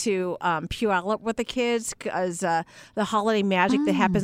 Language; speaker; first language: English; native; English